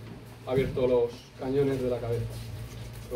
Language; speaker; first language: Spanish; native; Spanish